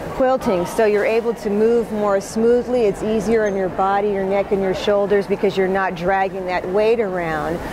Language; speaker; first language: English; native; English